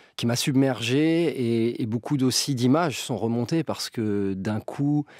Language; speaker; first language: French; native; French